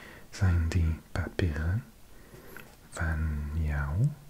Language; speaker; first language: Dutch; non-native, learner; English